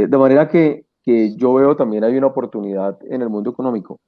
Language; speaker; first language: Spanish; native; Spanish